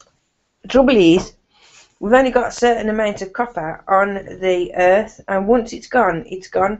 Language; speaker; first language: English; native; English